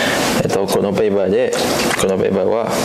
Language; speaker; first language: Japanese; non-native, learner; Cantonese